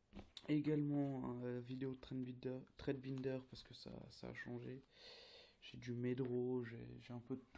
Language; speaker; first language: French; native; French